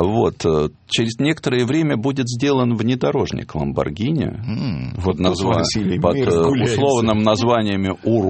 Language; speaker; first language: Russian; native; Russian